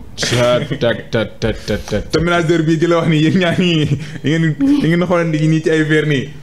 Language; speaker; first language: Wolof; native; Wolof